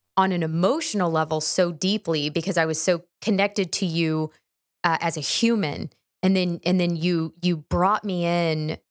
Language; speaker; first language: English; native; English